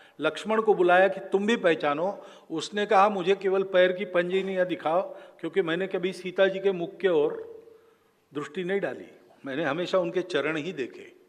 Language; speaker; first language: Hindi; non-native, local second language; Marathi